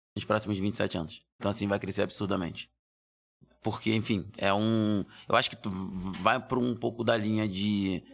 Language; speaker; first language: Portuguese; native; Portuguese